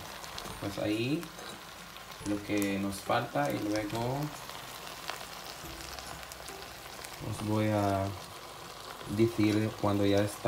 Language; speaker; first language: Spanish; non-native, fluent; Filipino